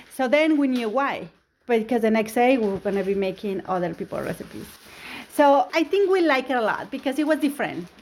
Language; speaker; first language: English; non-native, fluent; Spanish